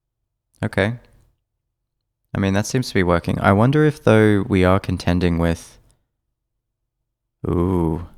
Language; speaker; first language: English; native; English